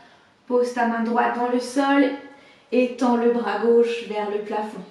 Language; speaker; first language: French; native; French